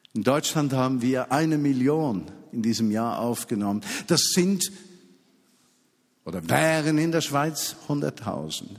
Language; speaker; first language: German; native; German